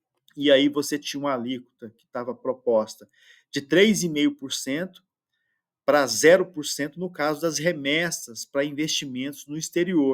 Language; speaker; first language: Portuguese; native; Portuguese